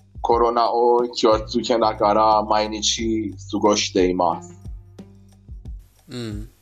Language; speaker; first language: Japanese; non-native, learner; Persian